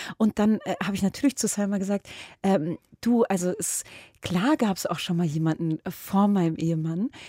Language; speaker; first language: German; early bilingual, other home language; Arabic